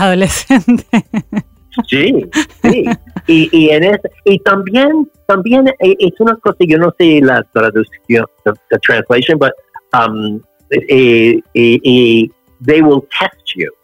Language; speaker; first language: Spanish; non-native, learner; English